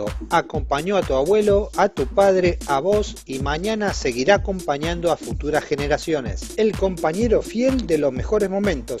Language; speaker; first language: Spanish; native; Spanish